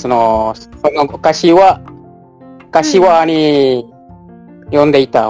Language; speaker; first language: Japanese; non-native, learner; Malay